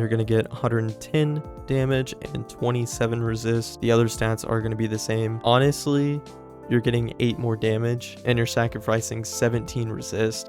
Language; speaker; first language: English; native; English